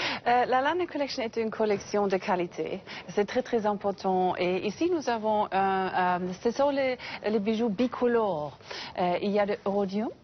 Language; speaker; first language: French; non-native, learner; English